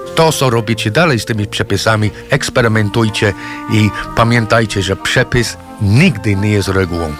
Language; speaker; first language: Polish; non-native, fluent; English